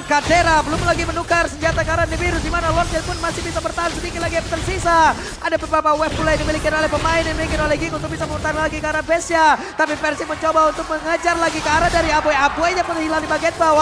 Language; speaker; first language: Indonesian; native; Indonesian